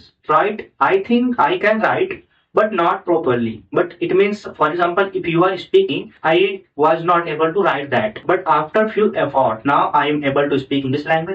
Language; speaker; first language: English; non-native, learner; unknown